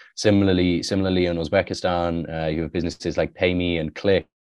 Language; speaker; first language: English; native; English